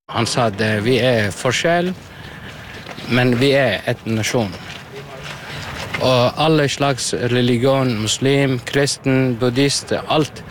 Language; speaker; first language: Norwegian; non-native, learner; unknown